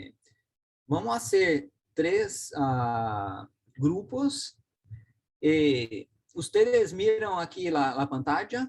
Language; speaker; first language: Spanish; non-native, learner; Portuguese